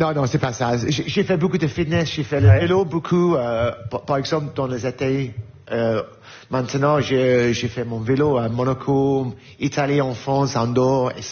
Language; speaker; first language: French; non-native, learner; English